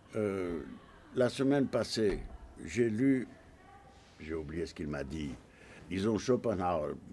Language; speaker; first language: French; non-native, fluent; Romanian